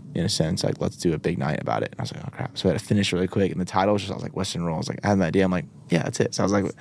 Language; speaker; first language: English; native; English